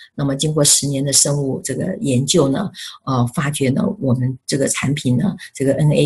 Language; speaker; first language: Chinese; native; Chinese